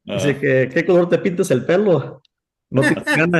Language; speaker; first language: Spanish; early bilingual, heritage; Spanish